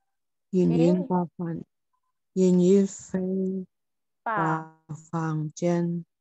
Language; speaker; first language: Chinese; non-native, learner; Indonesian